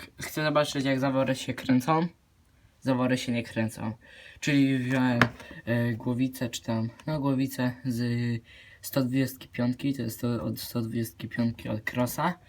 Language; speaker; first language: Polish; native; Polish